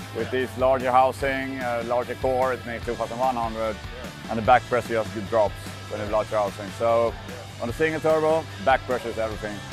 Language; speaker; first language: English; non-native, fluent; Swedish